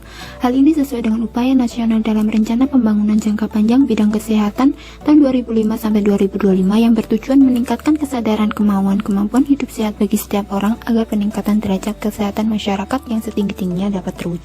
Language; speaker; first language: Indonesian; native; Indonesian